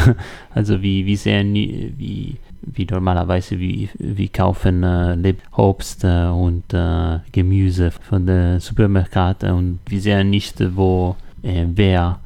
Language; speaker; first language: German; non-native, learner; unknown